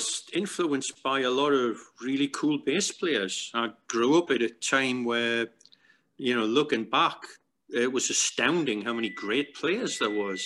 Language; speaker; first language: English; native; English